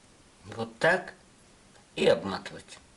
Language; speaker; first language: Russian; native; Russian